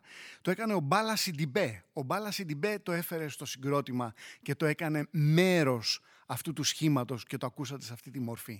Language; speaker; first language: Greek; native; Greek